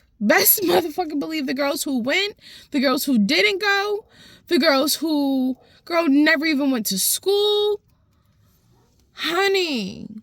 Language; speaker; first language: English; native; English